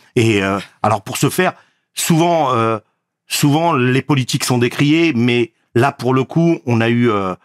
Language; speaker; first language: French; native; French